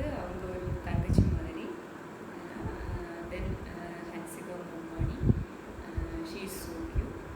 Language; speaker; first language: Tamil; non-native, learner; Malayalam